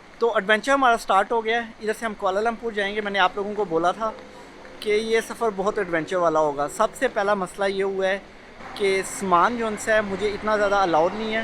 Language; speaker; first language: Urdu; non-native, local second language; Punjabi